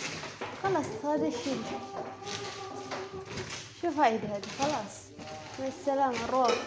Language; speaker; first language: Arabic; non-native, learner; Amharic